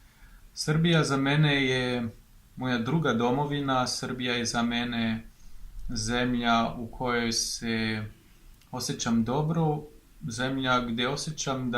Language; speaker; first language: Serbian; non-native, fluent; French